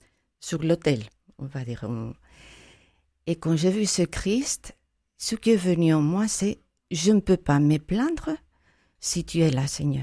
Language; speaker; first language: French; non-native, fluent; Spanish